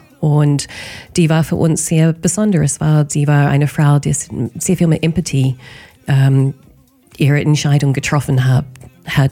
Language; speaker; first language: German; non-native, fluent; English